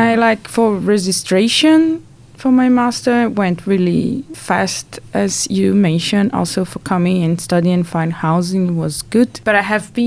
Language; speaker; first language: English; non-native, fluent; Portuguese